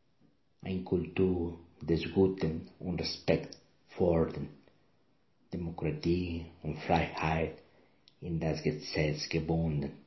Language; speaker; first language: German; non-native, learner; Spanish